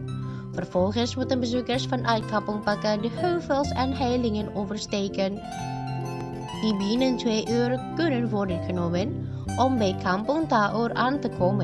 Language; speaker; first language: Dutch; non-native, fluent; Indonesian